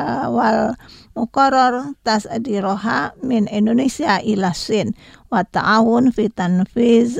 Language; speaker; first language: Arabic; non-native, learner; Indonesian